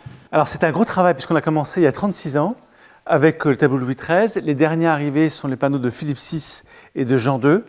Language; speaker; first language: French; native; French